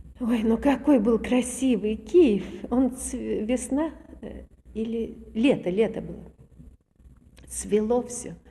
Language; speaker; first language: Russian; native; Russian